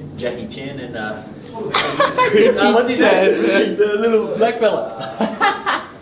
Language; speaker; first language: English; native; English